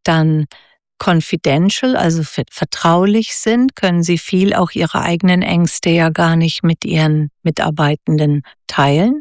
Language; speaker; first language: German; native; German